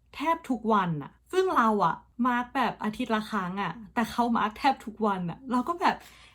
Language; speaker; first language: Thai; early bilingual, heritage; Thai